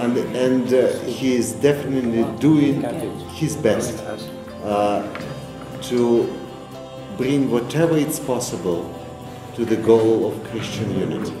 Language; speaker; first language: English; non-native, fluent; Russian